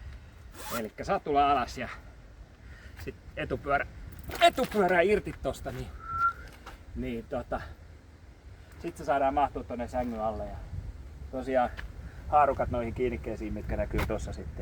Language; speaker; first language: Finnish; native; Finnish